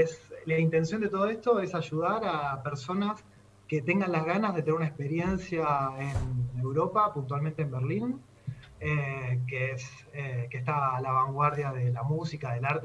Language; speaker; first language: Spanish; native; Spanish